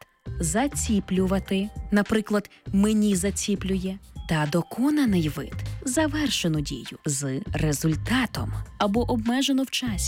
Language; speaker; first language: Ukrainian; native; Ukrainian